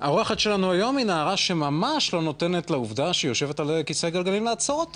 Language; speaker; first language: Hebrew; native; Hebrew